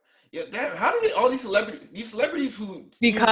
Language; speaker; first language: English; native; English